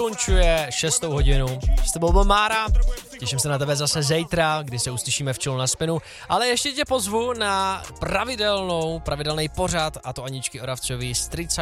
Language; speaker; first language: Czech; native; Czech